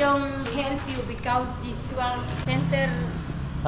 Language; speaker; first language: English; non-native, learner; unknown